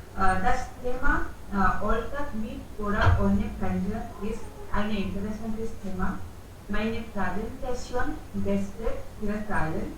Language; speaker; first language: German; non-native, learner; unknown